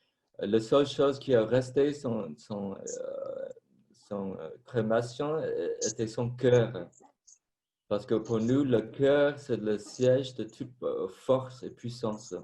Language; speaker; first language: French; non-native, fluent; Vietnamese